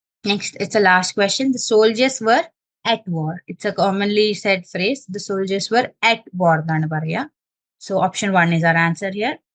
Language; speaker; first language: English; non-native, local second language; Malayalam